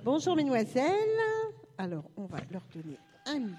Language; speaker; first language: French; native; French